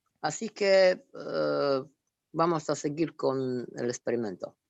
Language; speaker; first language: Spanish; non-native, fluent; Romanian